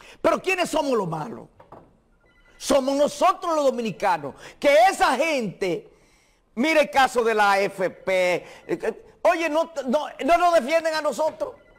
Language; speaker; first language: Spanish; native; Spanish